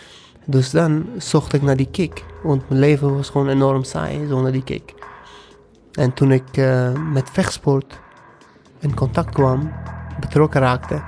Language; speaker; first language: Dutch; non-native, fluent; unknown